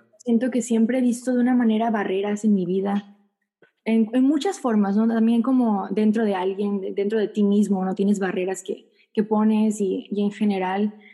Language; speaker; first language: Spanish; early bilingual, heritage; Spanish